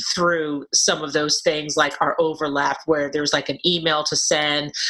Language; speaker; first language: English; native; English